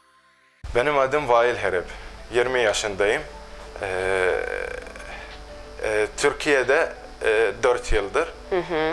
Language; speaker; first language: Turkish; non-native, local second language; Arabic